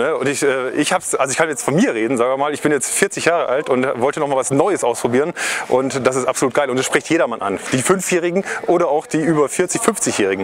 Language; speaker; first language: German; native; German